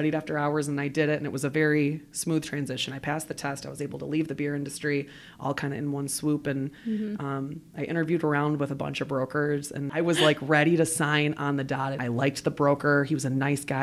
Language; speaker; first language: English; native; English